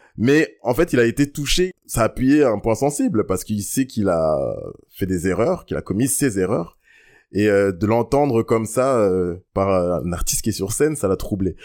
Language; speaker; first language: French; early bilingual, other home language; Lingala